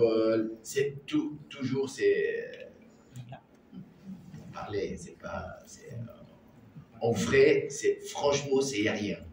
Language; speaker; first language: French; non-native, learner; Arabic